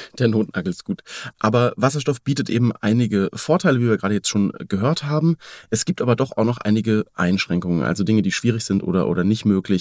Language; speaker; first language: German; native; German